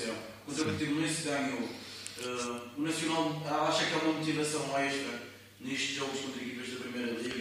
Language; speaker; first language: Portuguese; native; Portuguese